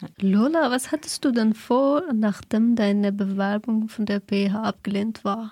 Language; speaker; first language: German; non-native, fluent; Persian